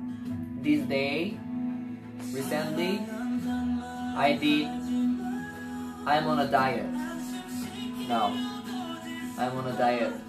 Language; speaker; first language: English; non-native, learner; Korean